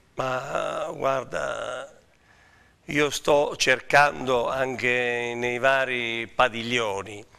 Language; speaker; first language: Italian; native; Italian